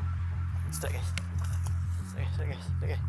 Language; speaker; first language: English; non-native, learner; Malay